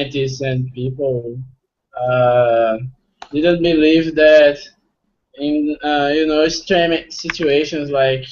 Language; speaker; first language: English; non-native, fluent; Portuguese